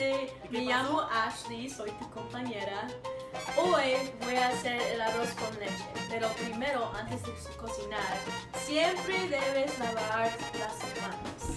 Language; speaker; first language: Spanish; non-native, learner; English